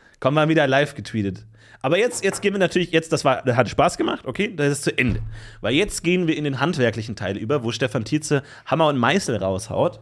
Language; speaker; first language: German; native; German